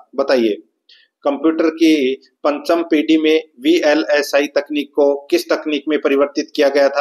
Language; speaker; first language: Hindi; native; Hindi